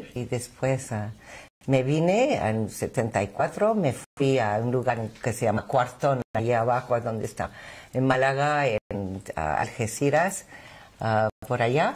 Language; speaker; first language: Spanish; non-native, fluent; English